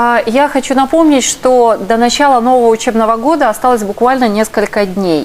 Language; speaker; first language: Russian; native; Russian